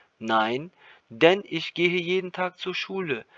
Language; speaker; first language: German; non-native, fluent; Turkish